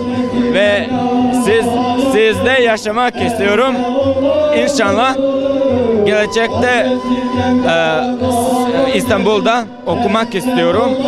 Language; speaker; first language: Turkish; non-native, learner; Bosnian